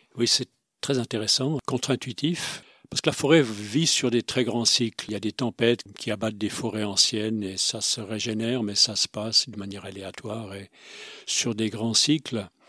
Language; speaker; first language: French; non-native, local second language; Swiss German